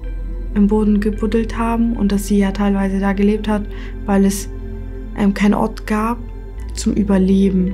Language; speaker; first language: German; early bilingual, other home language; Kurdish